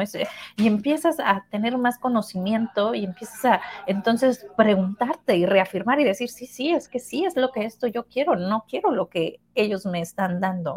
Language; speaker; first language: Spanish; native; Spanish